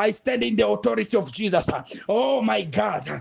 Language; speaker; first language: English; non-native, local second language; Swahili